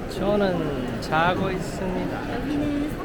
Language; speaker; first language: Korean; native; Korean